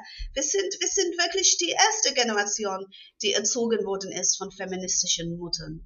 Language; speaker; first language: German; non-native, fluent; English